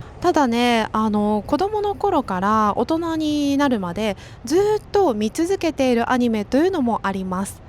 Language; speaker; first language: Japanese; native; Japanese